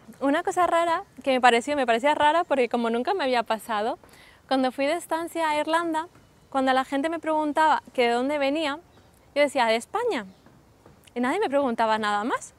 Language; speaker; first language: Spanish; early bilingual, other home language; Sindhi